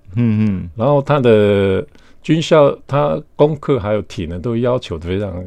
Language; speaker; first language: Chinese; native; Chinese